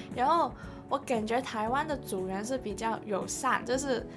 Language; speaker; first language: Chinese; non-native, local second language; Cantonese